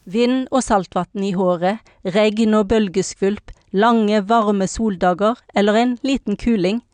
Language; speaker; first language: Norwegian; native; Norwegian